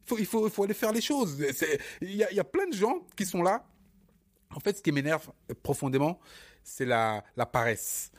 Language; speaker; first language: French; early bilingual, other home language; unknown